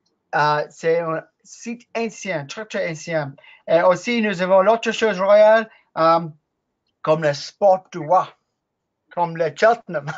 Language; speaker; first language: French; non-native, learner; English